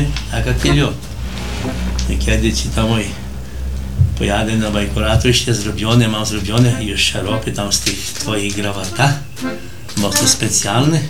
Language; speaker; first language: Polish; early bilingual, heritage; Polish